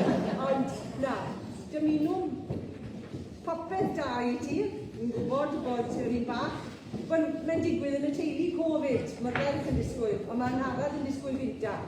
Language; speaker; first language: Welsh; native; Welsh